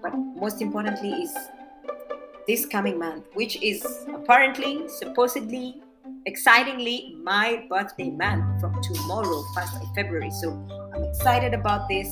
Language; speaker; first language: English; non-native, local second language; Embu